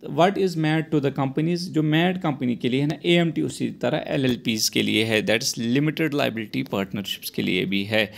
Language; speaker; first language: Hindi; non-native, local second language; Kashmiri